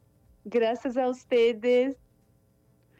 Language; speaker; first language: Spanish; non-native, fluent; Portuguese